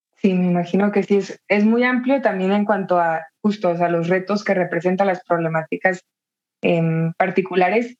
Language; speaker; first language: Spanish; native; Spanish